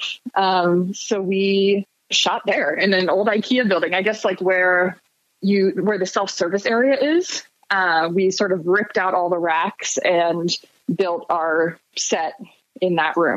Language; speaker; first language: English; native; English